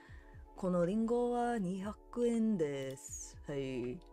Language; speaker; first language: Japanese; non-native, learner; English